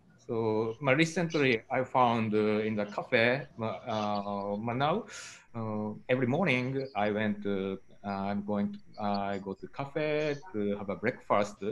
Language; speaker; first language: English; non-native, learner; Japanese